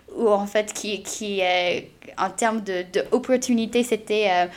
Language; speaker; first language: French; non-native, fluent; English